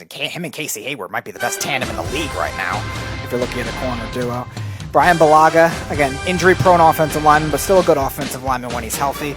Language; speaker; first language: English; native; English